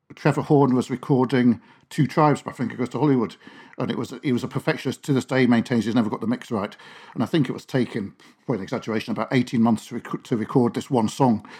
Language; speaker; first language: English; native; English